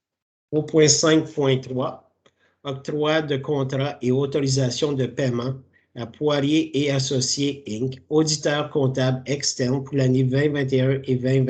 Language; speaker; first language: French; native; French